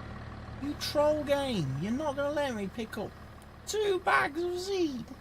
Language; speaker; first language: English; native; English